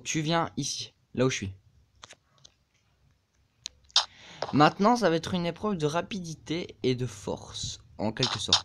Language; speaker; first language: French; native; French